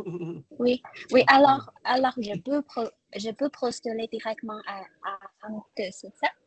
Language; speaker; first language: French; non-native, learner; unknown